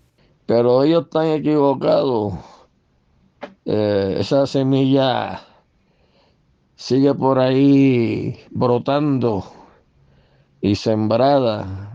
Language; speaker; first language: Spanish; native; Spanish